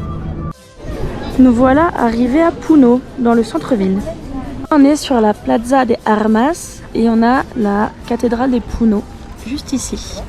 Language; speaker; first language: French; native; French